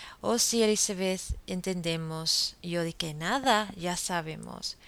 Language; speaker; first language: Spanish; non-native, fluent; English